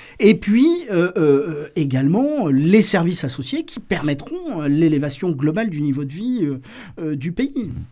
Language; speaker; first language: French; native; French